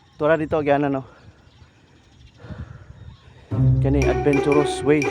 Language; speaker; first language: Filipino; non-native, local second language; Cebuano